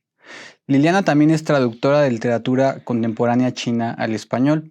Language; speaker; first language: Spanish; native; Spanish